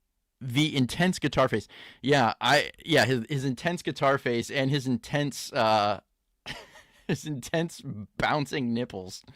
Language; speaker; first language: English; native; English